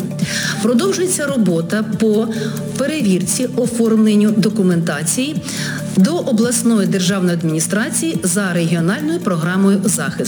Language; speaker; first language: Ukrainian; native; Ukrainian